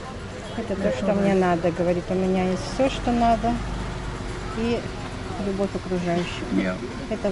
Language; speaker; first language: Russian; native; Russian